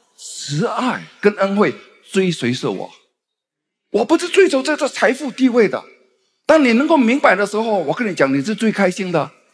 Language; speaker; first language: Chinese; native; Chinese